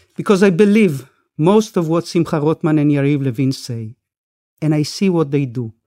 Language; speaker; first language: English; early bilingual, other home language; Spanish